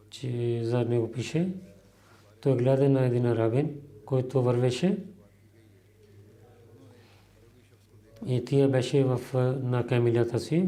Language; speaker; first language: Bulgarian; non-native, learner; Urdu